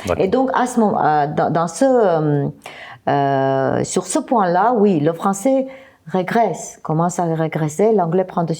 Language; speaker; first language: French; non-native, fluent; Armenian